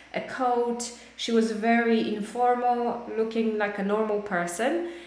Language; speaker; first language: English; non-native, fluent; Polish